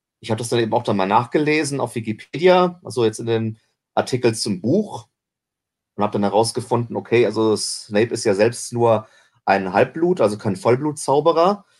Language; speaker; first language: German; native; German